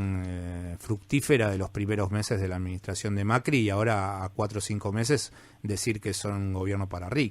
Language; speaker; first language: Spanish; native; Spanish